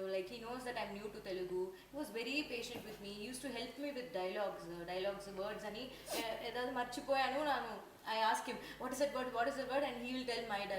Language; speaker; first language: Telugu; non-native, learner; Tamil